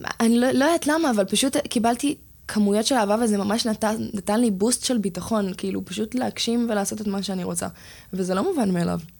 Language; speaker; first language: Hebrew; early bilingual, other home language; Russian